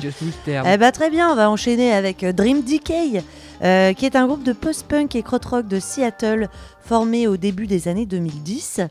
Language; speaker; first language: French; native; French